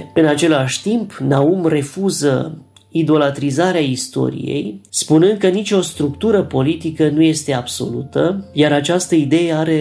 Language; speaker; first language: Romanian; native; Romanian